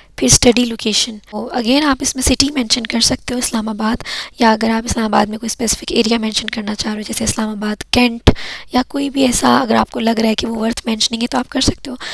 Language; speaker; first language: Urdu; native; Urdu